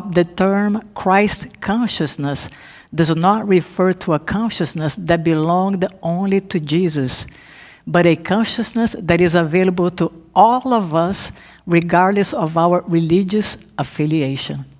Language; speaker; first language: English; non-native, fluent; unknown